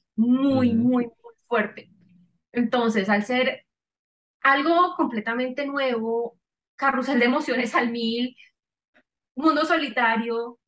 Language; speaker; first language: Spanish; native; Spanish